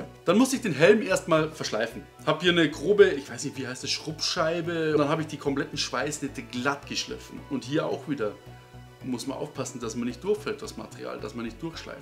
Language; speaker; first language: German; native; German